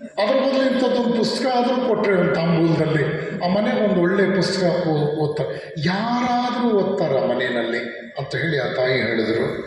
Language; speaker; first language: Kannada; non-native, local second language; Telugu